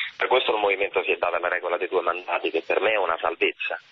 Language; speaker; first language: Italian; native; Italian